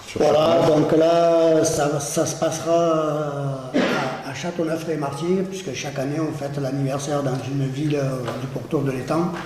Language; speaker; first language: French; native; French